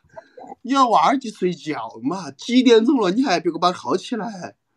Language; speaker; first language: Chinese; native; Chinese